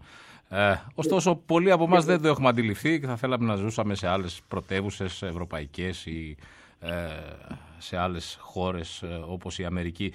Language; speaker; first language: Greek; native; Greek